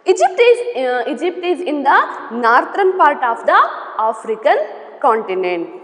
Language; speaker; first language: English; non-native, local second language; Kannada